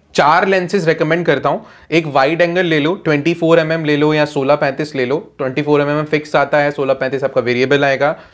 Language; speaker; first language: Hindi; native; Hindi